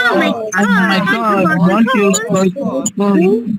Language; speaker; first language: English; non-native, learner; Hindi